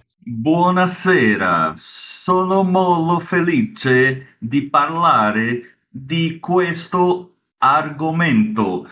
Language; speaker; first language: Italian; non-native, learner; Portuguese